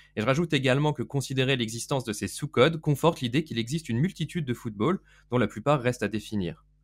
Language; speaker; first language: French; native; French